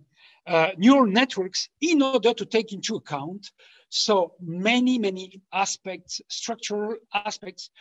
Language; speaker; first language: English; non-native, fluent; French